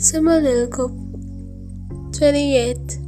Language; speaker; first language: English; non-native, local second language; Hindi